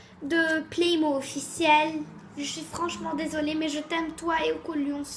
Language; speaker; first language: French; native; French